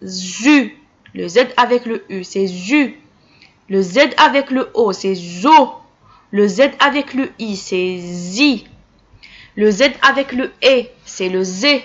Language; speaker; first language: French; non-native, local second language; Arabic